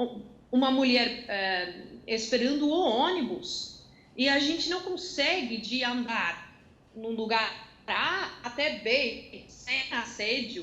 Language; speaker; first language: Portuguese; non-native, fluent; Dutch